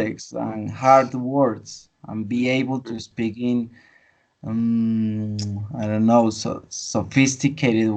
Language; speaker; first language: English; non-native, fluent; Spanish